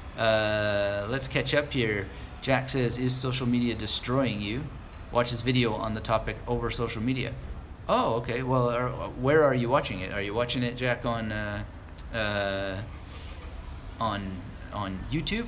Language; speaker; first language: English; native; English